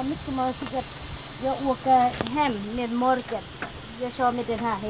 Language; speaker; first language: Swedish; non-native, learner; Thai